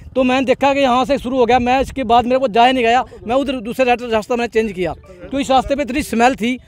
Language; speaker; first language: Hindi; native; Hindi